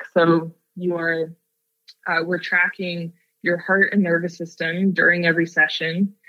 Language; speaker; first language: English; native; English